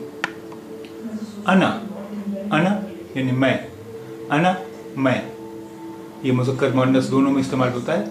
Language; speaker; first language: Urdu; native; Urdu